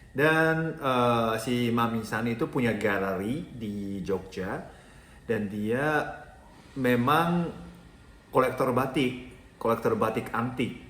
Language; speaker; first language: Indonesian; non-native, fluent; Japanese